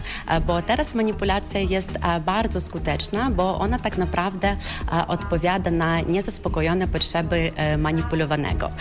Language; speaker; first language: Polish; non-native, fluent; Ukrainian